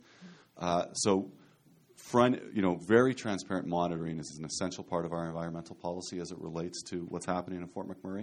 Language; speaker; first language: English; native; English